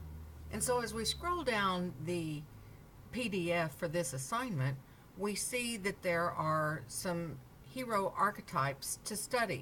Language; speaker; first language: English; native; English